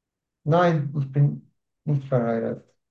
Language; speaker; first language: German; non-native, learner; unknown